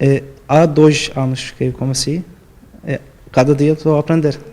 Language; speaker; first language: Portuguese; non-native, fluent; Turkish